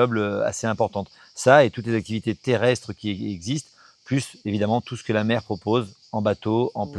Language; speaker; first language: French; native; French